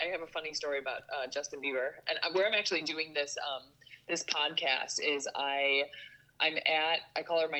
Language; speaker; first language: English; native; English